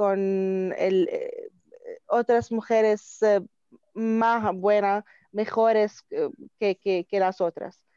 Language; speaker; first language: Spanish; non-native, learner; Arabic